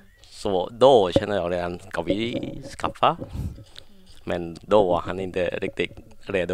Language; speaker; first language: Swedish; non-native, learner; Thai